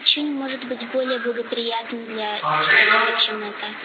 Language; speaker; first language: Russian; native; Russian